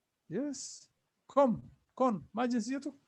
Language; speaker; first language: Arabic; non-native, fluent; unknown